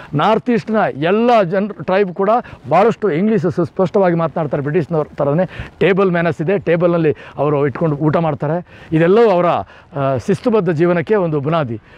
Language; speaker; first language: Kannada; non-native, local second language; Kodava